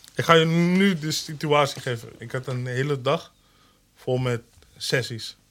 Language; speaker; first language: Dutch; early bilingual, other home language; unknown